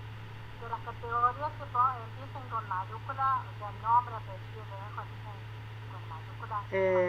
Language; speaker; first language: Spanish; native; Spanish